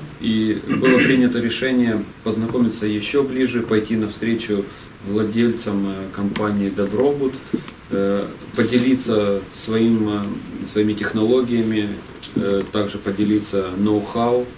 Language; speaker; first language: Russian; non-native, fluent; Italian